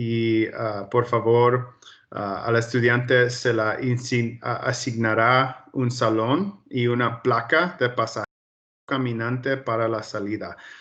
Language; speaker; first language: Spanish; early bilingual, heritage; Spanish